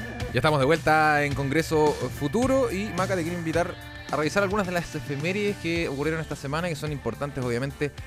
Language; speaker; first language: Spanish; native; Spanish